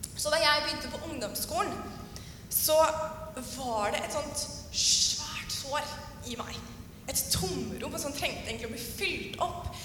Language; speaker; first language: Norwegian; native; Norwegian